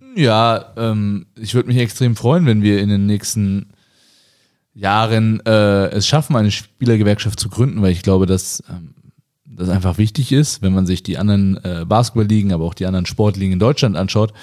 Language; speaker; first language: German; native; German